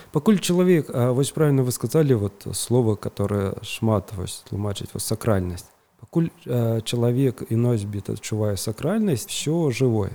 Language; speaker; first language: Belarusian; native; Belarusian